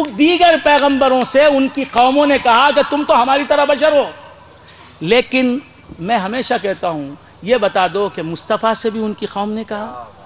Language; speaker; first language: Urdu; native; Urdu